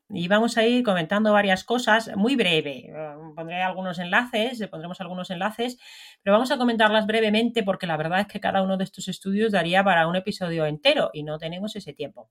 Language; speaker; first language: Spanish; non-native, fluent; Finnish